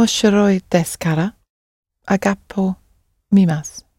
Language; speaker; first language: Japanese; non-native, learner; English